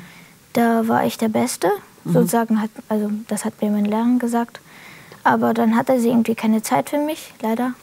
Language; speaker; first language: German; early bilingual, other home language; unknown